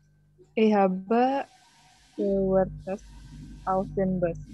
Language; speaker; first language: German; non-native, learner; Indonesian